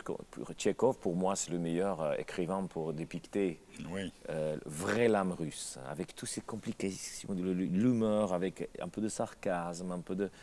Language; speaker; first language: French; non-native, fluent; Russian